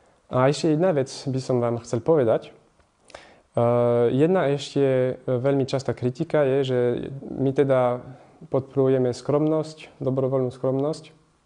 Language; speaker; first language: Slovak; non-native, fluent; French